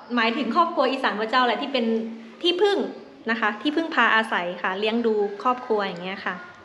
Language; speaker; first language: Thai; non-native, local second language; Khmer